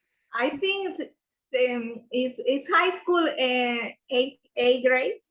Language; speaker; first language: English; non-native, learner; Spanish